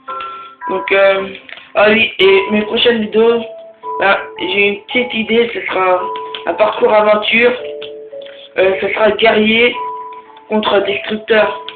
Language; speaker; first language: French; native; French